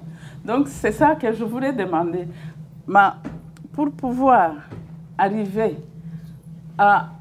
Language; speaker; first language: French; non-native, local second language; Kinyarwanda